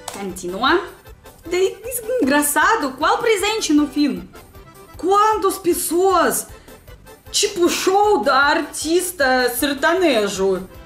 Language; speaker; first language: Portuguese; non-native, learner; Russian